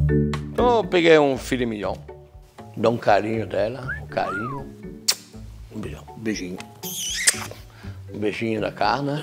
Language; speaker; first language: Portuguese; non-native, fluent; French